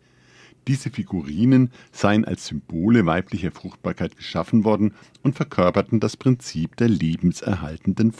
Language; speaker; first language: German; native; German